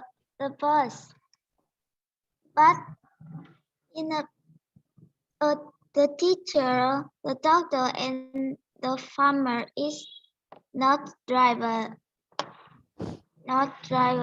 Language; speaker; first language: English; non-native, learner; Vietnamese